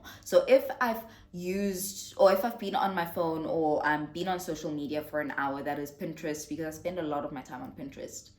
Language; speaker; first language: English; non-native, local second language; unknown